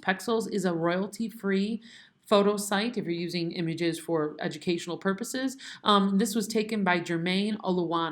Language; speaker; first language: English; native; English